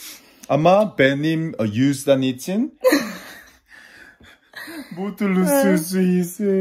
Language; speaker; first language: Turkish; non-native, learner; Korean